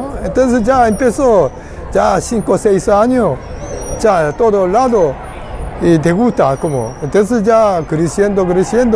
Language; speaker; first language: Spanish; non-native, learner; Korean